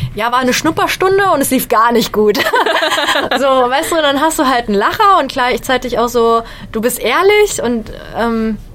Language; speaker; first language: German; native; German